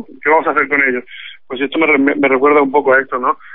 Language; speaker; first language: Spanish; native; Spanish